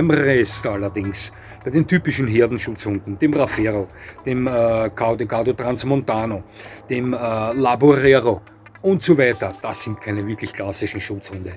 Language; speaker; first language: German; native; German